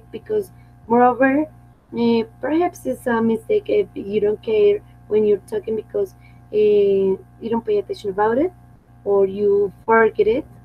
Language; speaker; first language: English; non-native, fluent; Spanish